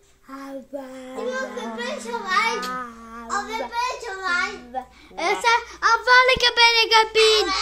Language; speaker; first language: French; native; French